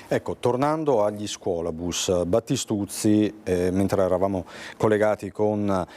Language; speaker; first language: Italian; native; Italian